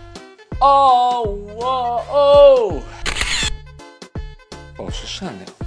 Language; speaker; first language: Chinese; native; Chinese